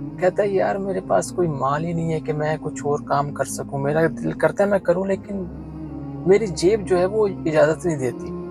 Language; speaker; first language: Urdu; non-native, local second language; Punjabi